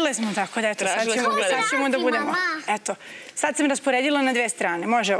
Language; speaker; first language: Serbian; native; Serbian